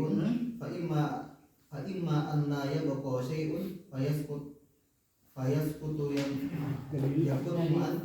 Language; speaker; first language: Arabic; non-native, learner; Indonesian